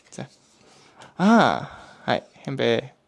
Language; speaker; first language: Mongolian; non-native, learner; Japanese